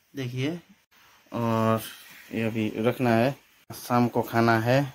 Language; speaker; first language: Hindi; non-native, local second language; Nepali